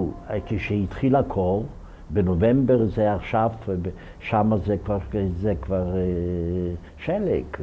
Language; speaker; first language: Hebrew; non-native, fluent; Ukrainian